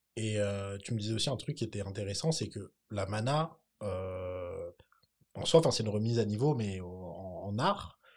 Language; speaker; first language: French; native; French